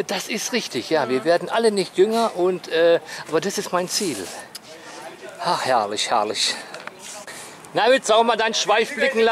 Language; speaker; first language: German; native; German